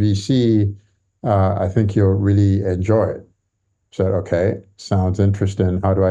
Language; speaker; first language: English; non-native, local second language; Yoruba